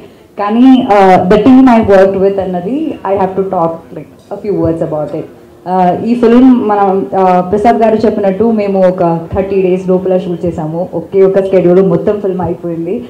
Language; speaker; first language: Telugu; non-native, fluent; Malayalam